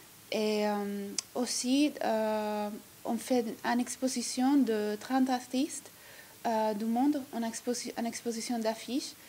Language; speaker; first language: French; non-native, learner; Italian